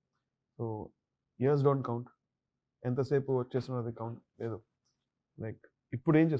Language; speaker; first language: Telugu; non-native, learner; Tamil